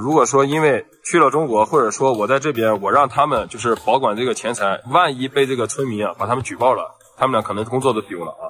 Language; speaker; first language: Chinese; native; Chinese